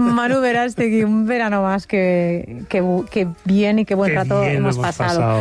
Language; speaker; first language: Spanish; native; Spanish